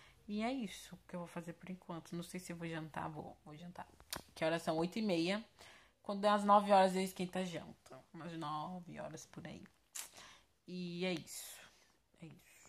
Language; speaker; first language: Portuguese; native; Portuguese